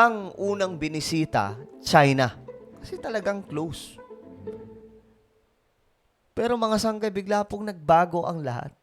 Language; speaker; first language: Filipino; native; Filipino